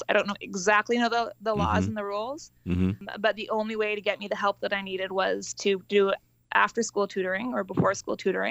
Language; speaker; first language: English; native; English